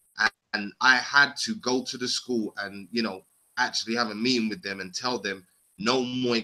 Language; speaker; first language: English; native; English